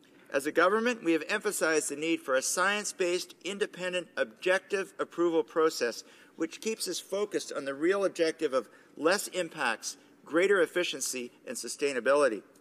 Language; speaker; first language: English; native; English